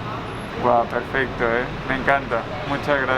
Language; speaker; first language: Spanish; non-native, learner; English